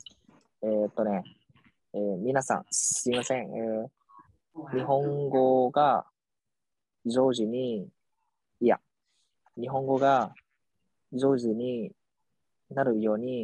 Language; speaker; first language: Japanese; non-native, learner; Vietnamese